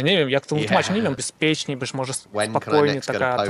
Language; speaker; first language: Polish; non-native, learner; Russian